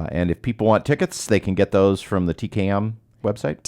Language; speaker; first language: English; native; English